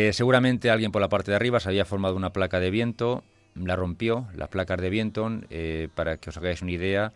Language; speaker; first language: Spanish; native; Spanish